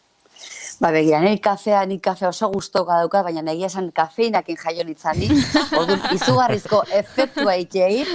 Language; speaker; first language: Basque; native; Basque